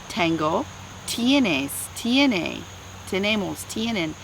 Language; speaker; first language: Spanish; non-native, fluent; English